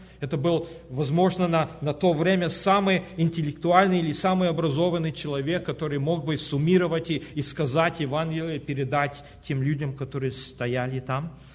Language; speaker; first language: Russian; early bilingual, heritage; Russian